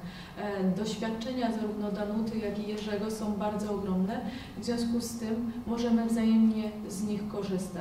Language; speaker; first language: Polish; native; Polish